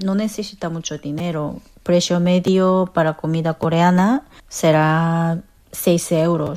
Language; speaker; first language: Spanish; non-native, fluent; Korean